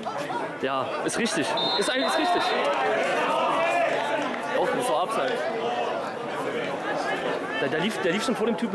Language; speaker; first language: German; native; German